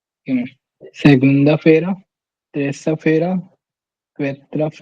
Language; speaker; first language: Portuguese; non-native, learner; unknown